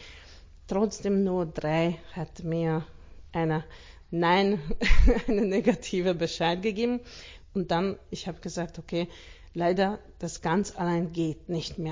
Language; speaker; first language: German; non-native, learner; Hungarian